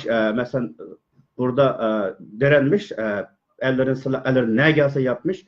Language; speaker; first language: Turkish; non-native, learner; Uyghur